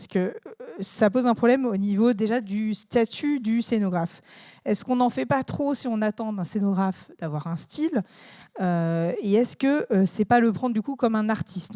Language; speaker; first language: French; native; French